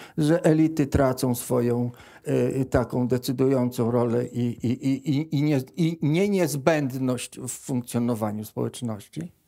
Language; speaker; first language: Polish; native; Polish